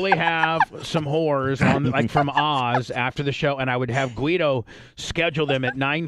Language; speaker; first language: English; native; English